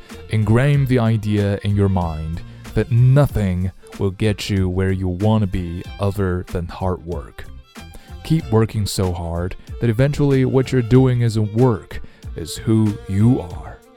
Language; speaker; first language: English; non-native, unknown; Chinese